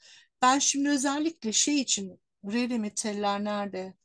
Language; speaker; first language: Turkish; native; Turkish